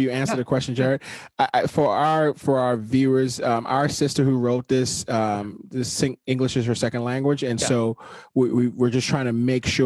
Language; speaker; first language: English; non-native, local second language; Yoruba